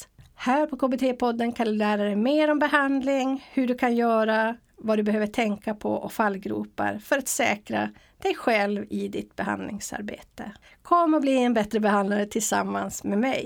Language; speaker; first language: Swedish; native; Swedish